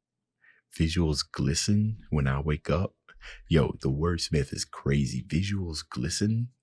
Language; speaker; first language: English; native; English